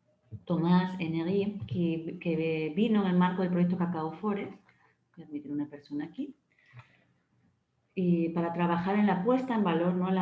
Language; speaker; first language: Spanish; native; Spanish